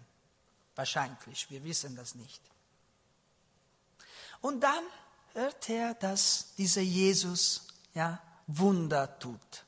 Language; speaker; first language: German; non-native, learner; Italian